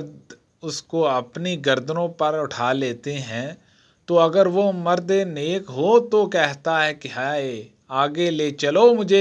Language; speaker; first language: Urdu; native; Urdu